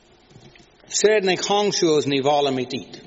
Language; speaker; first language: Hungarian; non-native, fluent; English